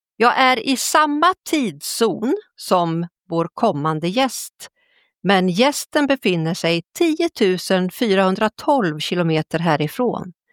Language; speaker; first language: Swedish; native; Swedish